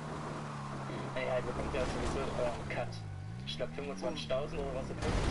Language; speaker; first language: German; native; German